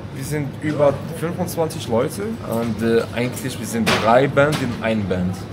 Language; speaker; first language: German; non-native, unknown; Arabic